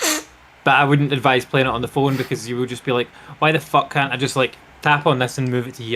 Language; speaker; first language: English; native; English